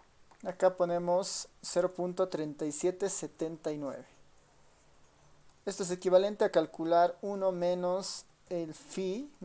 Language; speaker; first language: Spanish; native; Spanish